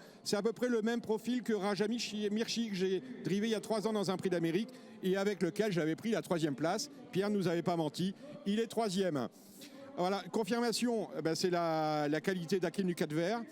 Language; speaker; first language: French; native; French